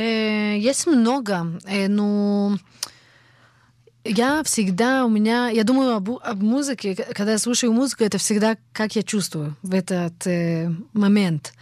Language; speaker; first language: Russian; early bilingual, heritage; Hebrew